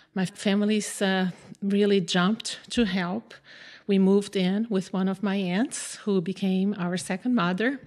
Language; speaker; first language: English; non-native, fluent; Portuguese